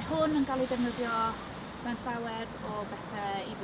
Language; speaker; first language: Welsh; non-native, fluent; English